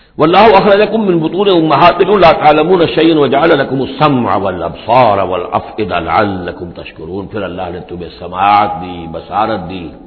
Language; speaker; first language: Urdu; native; Urdu